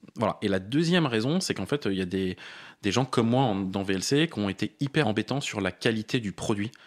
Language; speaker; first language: French; native; French